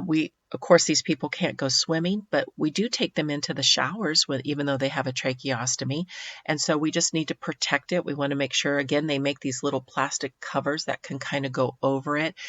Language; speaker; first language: English; native; English